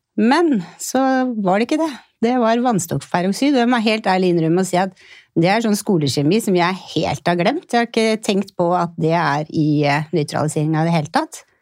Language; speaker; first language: Norwegian; native; Norwegian